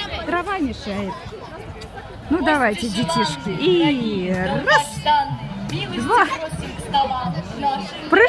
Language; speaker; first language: Russian; native; Russian